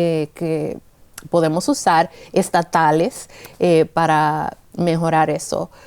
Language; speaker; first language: Spanish; early bilingual, heritage; Spanish